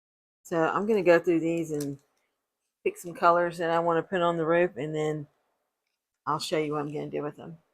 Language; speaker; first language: English; native; English